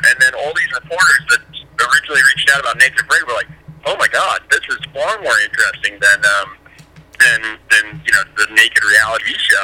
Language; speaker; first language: English; native; English